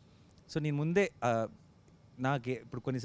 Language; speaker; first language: Telugu; native; Telugu